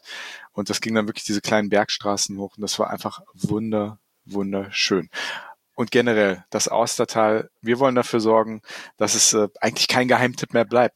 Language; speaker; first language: German; native; German